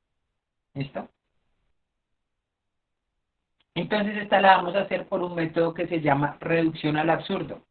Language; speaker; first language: Spanish; native; Spanish